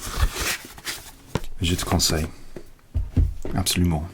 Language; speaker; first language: French; non-native, learner; English